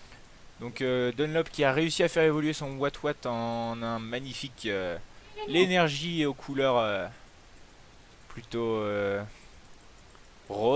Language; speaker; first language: French; native; French